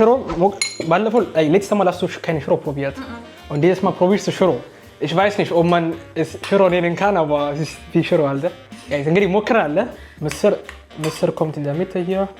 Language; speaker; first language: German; early bilingual, other home language; Amharic